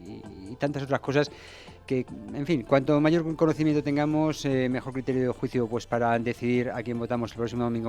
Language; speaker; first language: Spanish; native; Spanish